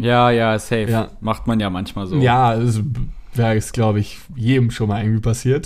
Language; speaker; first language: German; native; German